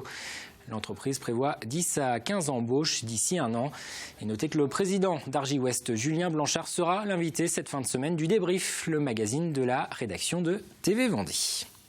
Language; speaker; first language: French; native; French